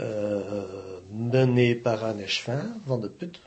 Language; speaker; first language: French; native; French